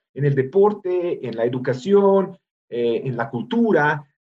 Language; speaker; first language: Spanish; non-native, fluent; Serbian